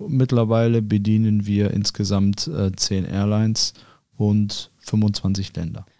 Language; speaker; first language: German; early bilingual, other home language; Arabic